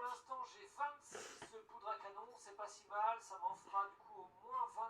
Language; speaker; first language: French; native; French